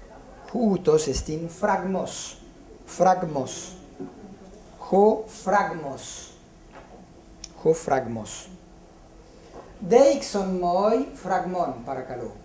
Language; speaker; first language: Greek; non-native, fluent; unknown